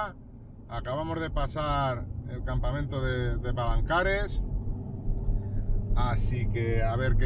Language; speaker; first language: Spanish; native; Spanish